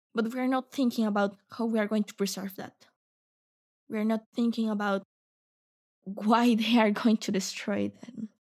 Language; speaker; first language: English; non-native, fluent; Spanish